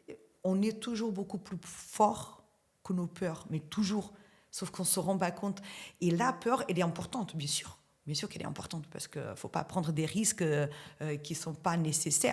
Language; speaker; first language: French; native; French